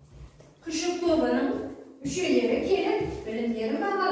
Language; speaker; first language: Kazakh; native; Kazakh